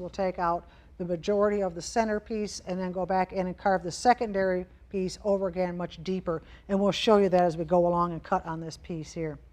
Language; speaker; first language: English; native; English